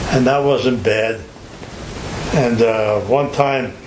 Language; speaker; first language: English; native; English